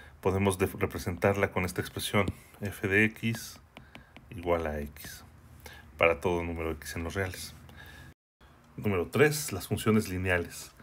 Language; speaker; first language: Spanish; native; Spanish